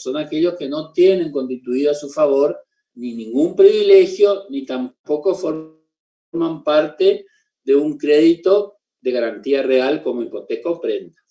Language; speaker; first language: Spanish; native; Spanish